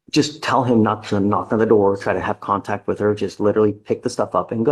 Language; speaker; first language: English; native; English